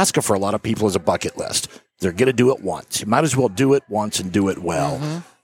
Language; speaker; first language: English; native; English